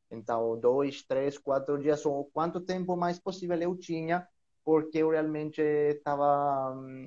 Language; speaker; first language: Portuguese; non-native, learner; Greek